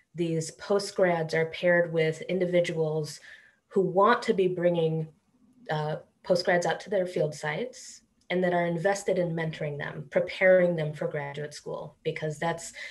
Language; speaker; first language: English; native; English